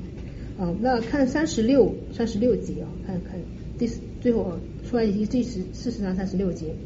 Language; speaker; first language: Chinese; native; Chinese